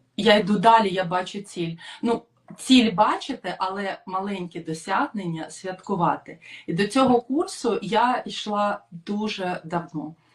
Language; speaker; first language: Ukrainian; non-native, local second language; Russian